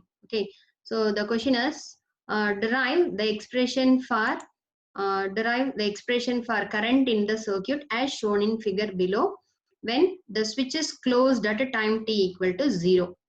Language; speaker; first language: English; non-native, local second language; Tamil